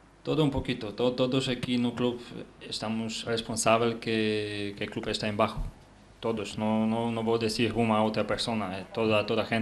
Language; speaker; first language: Spanish; non-native, learner; Polish